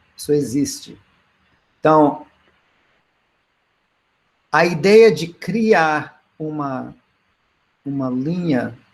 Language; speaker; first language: Portuguese; non-native, fluent; English